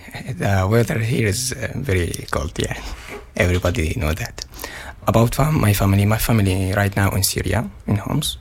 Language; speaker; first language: English; non-native, learner; Arabic